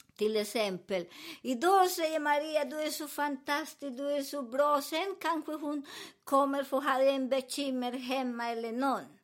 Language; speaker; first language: Swedish; non-native, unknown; Spanish